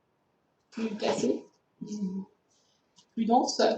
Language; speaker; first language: French; native; French